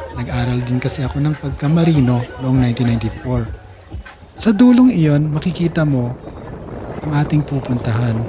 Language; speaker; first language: Filipino; native; Filipino